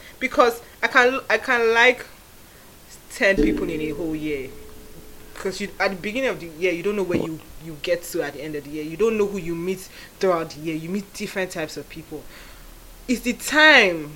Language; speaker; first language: English; non-native, local second language; Igbo